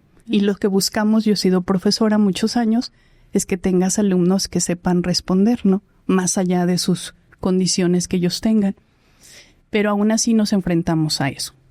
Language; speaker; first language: Spanish; native; Spanish